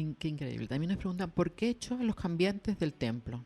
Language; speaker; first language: Spanish; native; Spanish